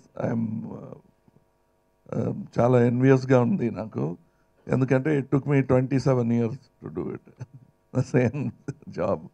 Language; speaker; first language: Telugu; non-native, fluent; Tamil